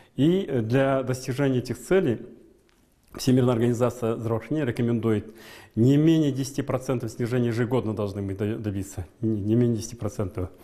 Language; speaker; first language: Russian; non-native, local second language; Kazakh